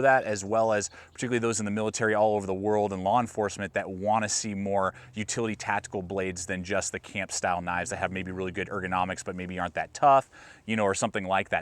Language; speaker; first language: English; native; English